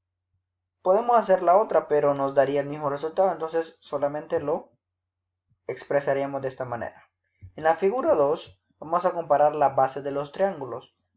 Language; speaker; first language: Spanish; native; Spanish